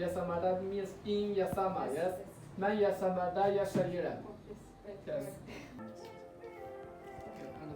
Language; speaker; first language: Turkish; non-native, learner; Chinese